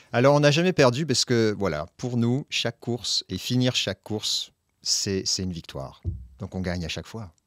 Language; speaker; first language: French; native; French